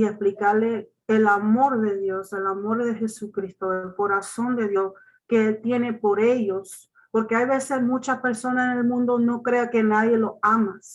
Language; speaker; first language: Spanish; non-native, learner; English